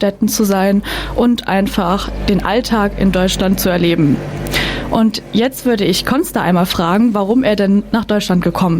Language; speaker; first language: German; native; German